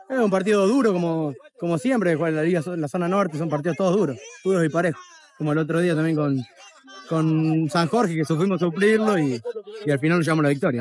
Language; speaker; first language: Spanish; native; Spanish